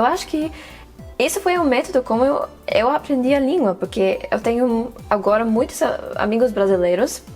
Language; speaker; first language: Portuguese; non-native, fluent; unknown